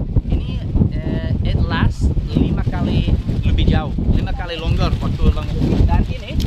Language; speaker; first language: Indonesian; non-native, fluent; English